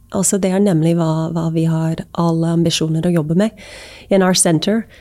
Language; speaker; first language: Norwegian; non-native, fluent; English